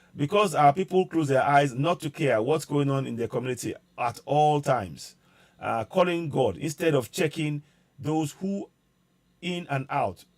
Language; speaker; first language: English; non-native, local second language; Yoruba